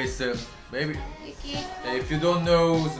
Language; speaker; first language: English; non-native, learner; Korean